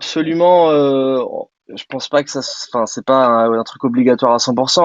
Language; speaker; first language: French; native; French